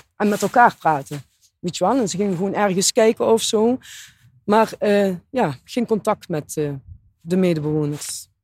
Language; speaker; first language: Dutch; native; Dutch